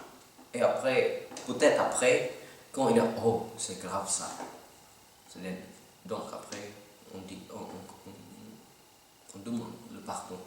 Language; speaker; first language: French; non-native, learner; Filipino